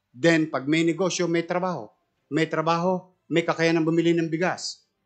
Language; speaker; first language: Filipino; native; Filipino